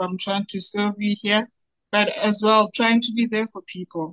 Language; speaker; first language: English; non-native, local second language; Southern Sotho